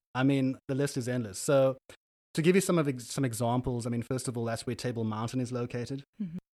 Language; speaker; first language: English; native; English